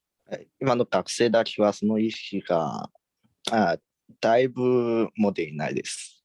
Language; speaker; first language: Japanese; non-native, learner; Chinese